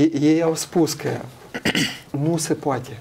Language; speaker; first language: Romanian; non-native, local second language; Russian